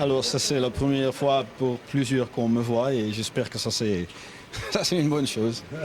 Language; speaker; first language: French; non-native, fluent; Dutch